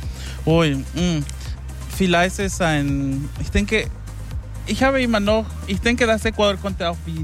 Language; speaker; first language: German; non-native, fluent; Spanish